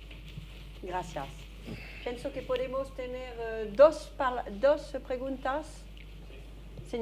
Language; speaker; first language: Spanish; non-native, fluent; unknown